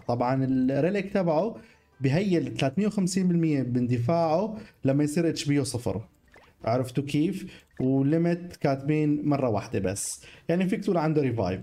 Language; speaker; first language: Arabic; native; Arabic